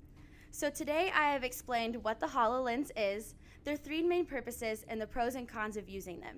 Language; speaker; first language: English; native; English